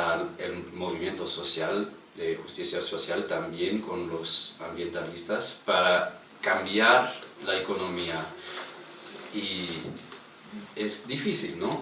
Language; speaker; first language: Spanish; non-native, fluent; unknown